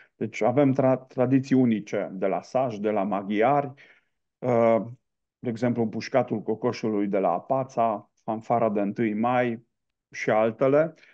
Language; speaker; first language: Romanian; non-native, local second language; Hungarian